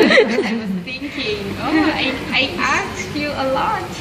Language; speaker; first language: English; non-native, learner; Thai